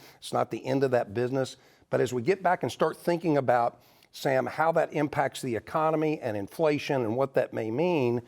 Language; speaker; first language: English; native; English